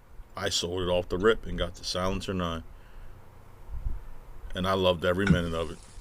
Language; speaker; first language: English; native; English